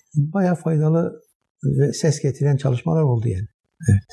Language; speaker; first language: Turkish; native; Turkish